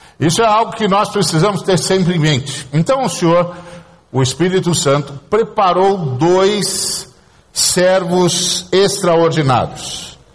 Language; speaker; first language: Portuguese; native; Portuguese